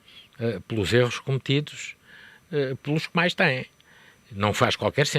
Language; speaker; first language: Portuguese; native; Portuguese